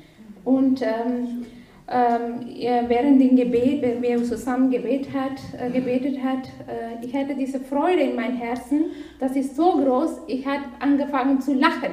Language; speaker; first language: German; non-native, learner; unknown